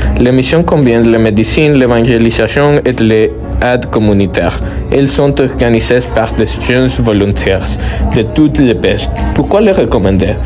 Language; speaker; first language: French; non-native, learner; Spanish